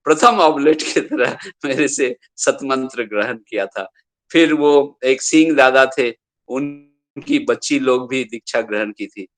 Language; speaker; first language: Hindi; non-native, local second language; Bangla